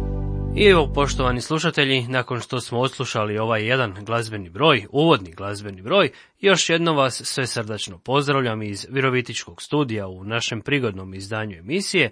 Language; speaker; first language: Serbian; native; Serbian